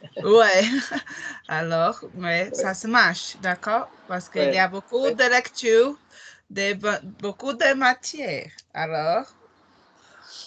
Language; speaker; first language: French; non-native, learner; Portuguese